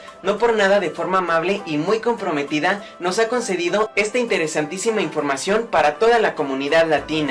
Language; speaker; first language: Spanish; native; Spanish